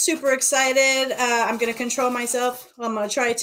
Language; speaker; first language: English; native; English